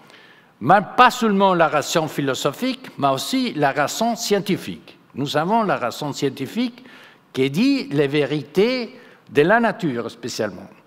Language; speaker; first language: French; non-native, fluent; Spanish